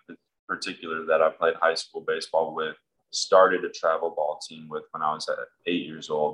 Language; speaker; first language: English; native; English